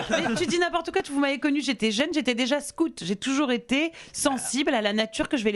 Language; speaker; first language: French; native; French